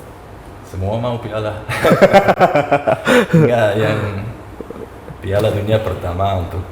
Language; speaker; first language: Indonesian; non-native, fluent; Uzbek